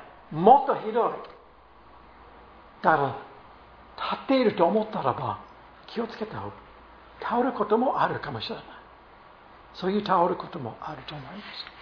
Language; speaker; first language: Japanese; non-native, fluent; English